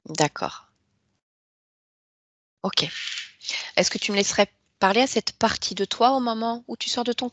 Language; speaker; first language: French; native; French